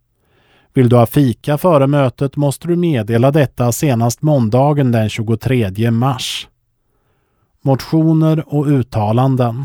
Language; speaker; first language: Swedish; native; Swedish